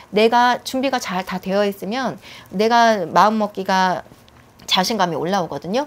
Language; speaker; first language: Korean; native; Korean